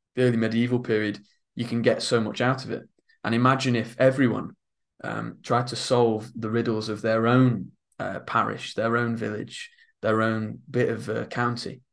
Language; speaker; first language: English; native; English